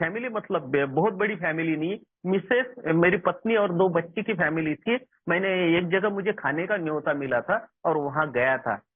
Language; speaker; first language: Hindi; non-native, local second language; Marathi